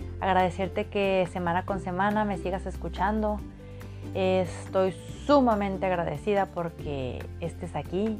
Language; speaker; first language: Spanish; native; Spanish